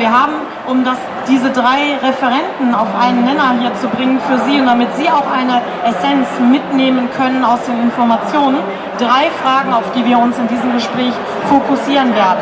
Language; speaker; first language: German; native; German